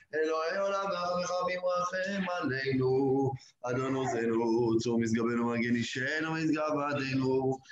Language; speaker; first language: Hebrew; non-native, fluent; Spanish